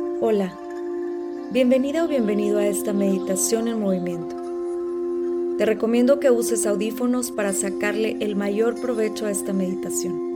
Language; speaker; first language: Spanish; native; Spanish